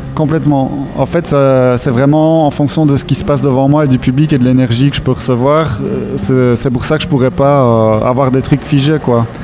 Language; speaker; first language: French; native; French